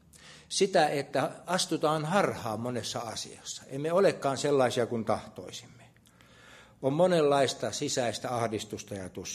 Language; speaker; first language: Finnish; native; Finnish